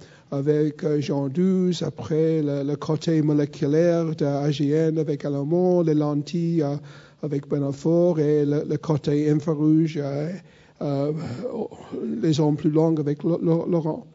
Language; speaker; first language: French; non-native, fluent; English